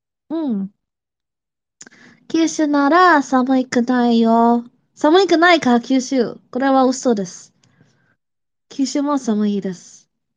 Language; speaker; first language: Japanese; non-native, learner; English